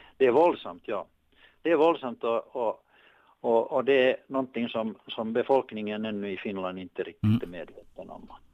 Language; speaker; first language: Swedish; native; Swedish